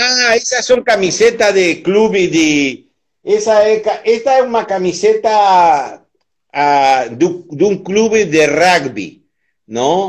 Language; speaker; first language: Portuguese; non-native, learner; Spanish